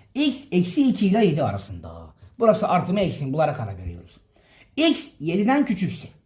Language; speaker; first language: Turkish; native; Turkish